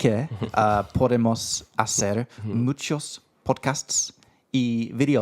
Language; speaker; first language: Spanish; non-native, fluent; English